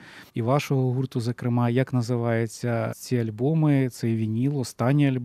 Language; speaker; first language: Ukrainian; native; Ukrainian